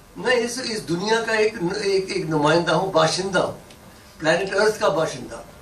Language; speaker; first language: Hindi; non-native, local second language; Dogri